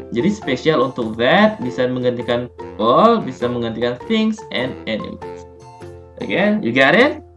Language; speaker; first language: English; non-native, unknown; Indonesian